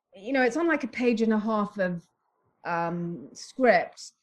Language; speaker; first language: English; native; English